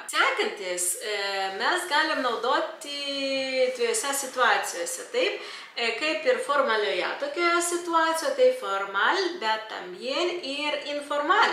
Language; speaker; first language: Lithuanian; non-native, local second language; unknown